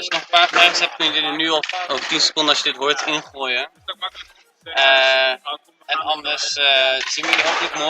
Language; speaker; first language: Dutch; native; Dutch